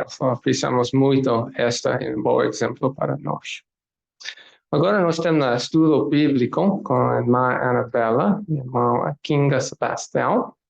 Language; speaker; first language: Portuguese; non-native, learner; English